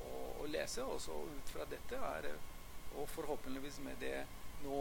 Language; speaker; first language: Norwegian; non-native, fluent; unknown